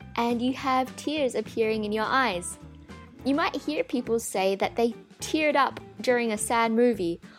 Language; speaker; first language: English; native; English